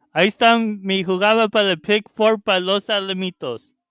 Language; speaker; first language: Spanish; early bilingual, heritage; Spanish